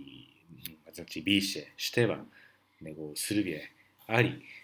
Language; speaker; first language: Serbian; non-native, learner; Japanese